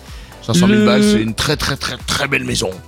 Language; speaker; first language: French; native; French